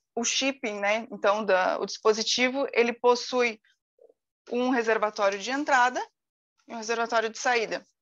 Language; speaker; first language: Portuguese; native; Portuguese